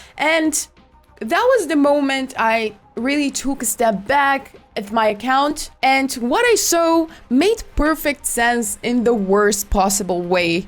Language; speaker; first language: English; non-native, fluent; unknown